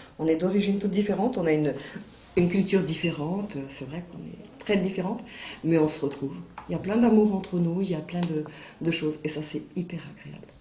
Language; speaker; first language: French; native; French